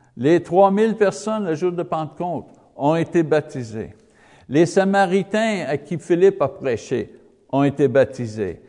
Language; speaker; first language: French; non-native, learner; English